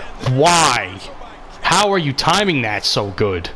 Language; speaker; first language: English; native; English